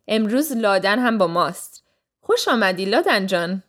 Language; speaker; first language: Persian; early bilingual, heritage; English